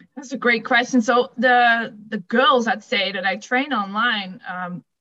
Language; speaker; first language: English; non-native, fluent; Dutch